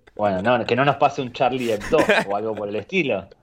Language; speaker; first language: Spanish; native; Spanish